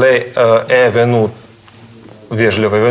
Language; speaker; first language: Italian; non-native, learner; Russian